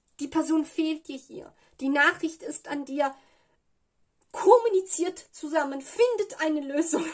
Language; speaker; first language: German; non-native, fluent; Italian